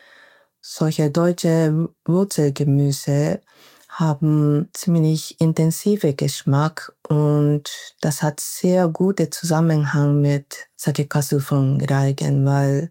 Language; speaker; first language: German; non-native, fluent; Japanese